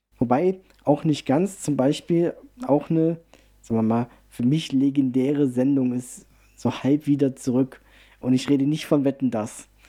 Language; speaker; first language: German; early bilingual, other home language; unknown